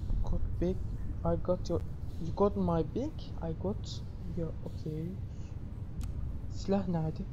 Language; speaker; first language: English; non-native, learner; Turkish